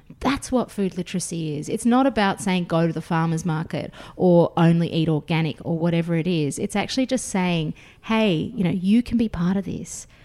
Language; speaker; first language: English; early bilingual, other home language; Russian